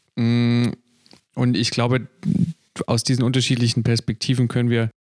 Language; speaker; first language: German; native; German